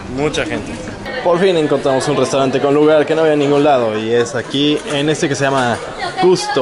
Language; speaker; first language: Spanish; native; Spanish